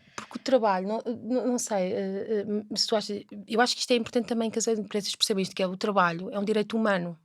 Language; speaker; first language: Portuguese; native; Portuguese